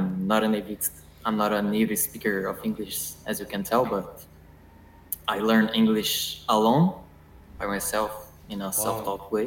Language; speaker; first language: English; non-native, fluent; Portuguese